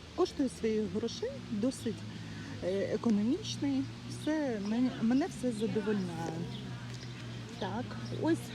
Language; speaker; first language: Ukrainian; non-native, local second language; Russian